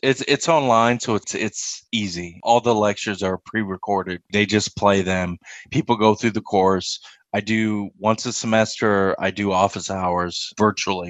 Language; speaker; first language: English; native; English